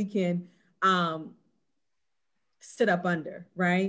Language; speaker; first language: English; native; English